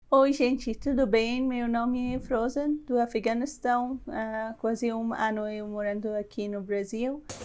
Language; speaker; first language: Portuguese; non-native, learner; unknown